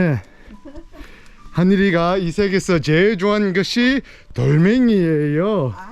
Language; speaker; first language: Korean; early bilingual, heritage; English